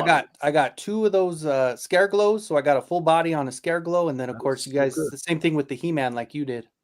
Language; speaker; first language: English; native; English